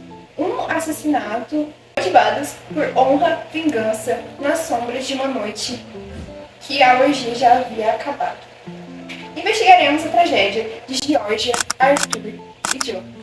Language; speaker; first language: Portuguese; native; Portuguese